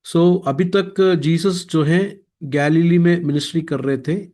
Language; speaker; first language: Hindi; non-native, local second language; Malayalam